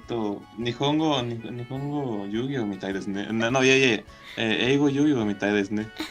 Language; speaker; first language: Japanese; non-native, learner; Spanish